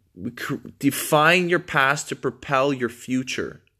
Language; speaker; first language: English; native; English